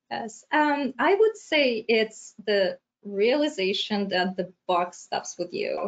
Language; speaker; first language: English; non-native, fluent; Romanian